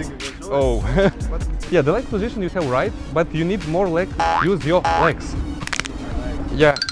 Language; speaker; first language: English; non-native, learner; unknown